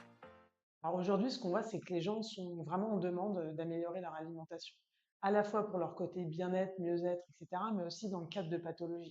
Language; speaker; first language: French; native; French